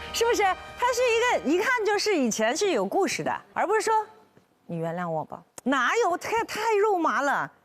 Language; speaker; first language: Chinese; native; Chinese